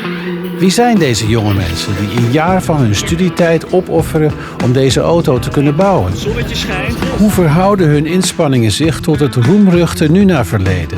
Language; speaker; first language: Dutch; native; Dutch